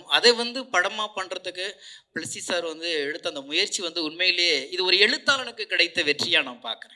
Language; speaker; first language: Tamil; native; Tamil